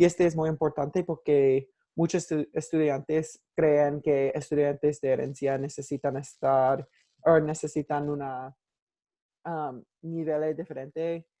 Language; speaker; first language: Spanish; non-native, learner; English